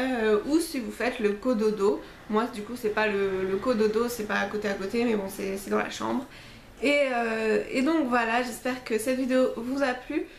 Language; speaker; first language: French; native; French